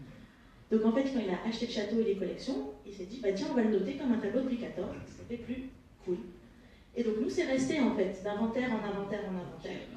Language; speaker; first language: French; native; French